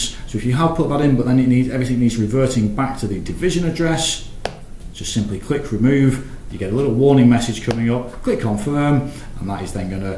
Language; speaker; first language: English; native; English